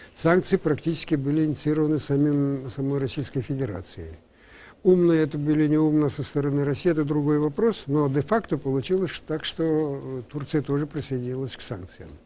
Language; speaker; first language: Russian; non-native, local second language; Crimean Tatar